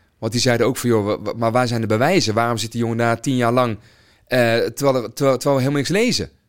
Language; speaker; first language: Dutch; native; Dutch